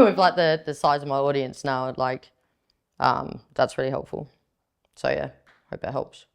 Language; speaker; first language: English; native; English